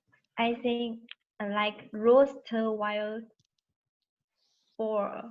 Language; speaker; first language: English; non-native, learner; Chinese